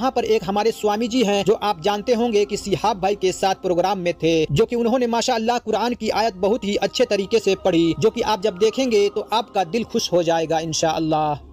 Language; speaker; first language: Hindi; native; Hindi